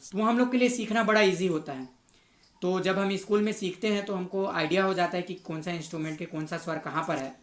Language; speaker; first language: Hindi; native; Hindi